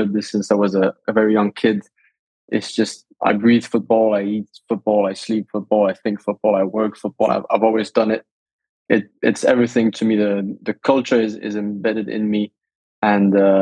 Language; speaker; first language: English; non-native, fluent; Danish